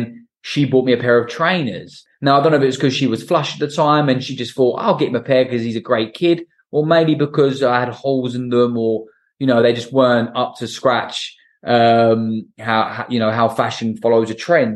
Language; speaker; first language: English; native; English